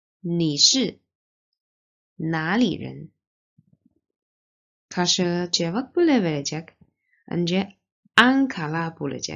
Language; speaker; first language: Turkish; non-native, learner; Chinese